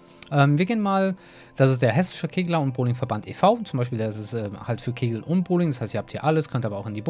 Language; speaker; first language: German; native; German